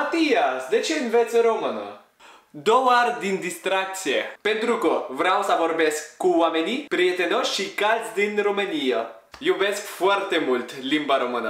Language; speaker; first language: Romanian; non-native, learner; French